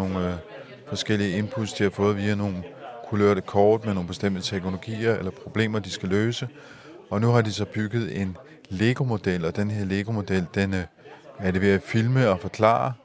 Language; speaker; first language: Danish; native; Danish